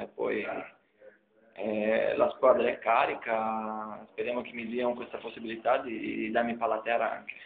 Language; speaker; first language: Italian; non-native, fluent; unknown